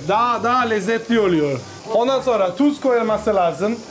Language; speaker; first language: Turkish; non-native, learner; Italian